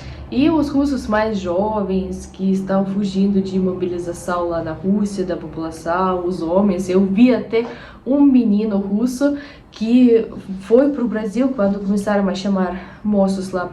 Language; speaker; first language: Portuguese; non-native, fluent; Russian